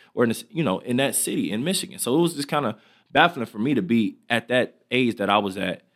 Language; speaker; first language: English; native; English